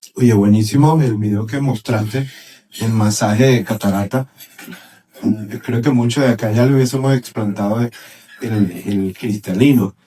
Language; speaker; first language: Spanish; native; Spanish